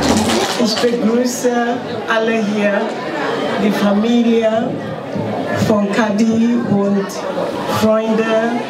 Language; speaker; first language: German; non-native, fluent; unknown